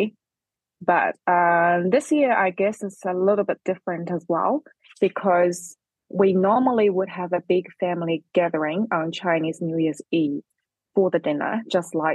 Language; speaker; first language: English; non-native, fluent; Chinese